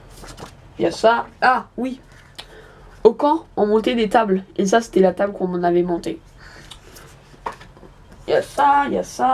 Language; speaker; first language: French; native; French